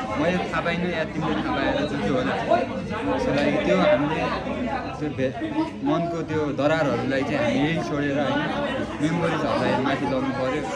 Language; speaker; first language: Nepali; native; Nepali